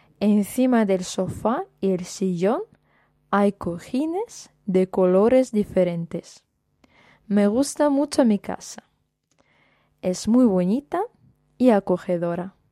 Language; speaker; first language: Spanish; non-native, fluent; Russian